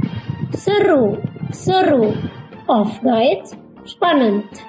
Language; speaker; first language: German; non-native, learner; Indonesian